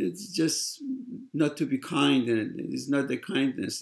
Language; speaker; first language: English; non-native, fluent; Persian